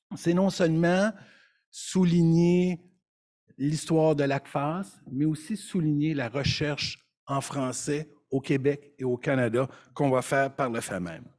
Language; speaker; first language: French; native; French